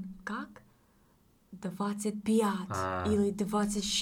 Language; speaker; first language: Russian; non-native, learner; English